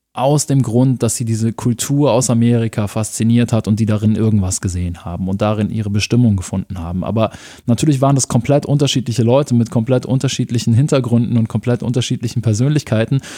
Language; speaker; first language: German; native; German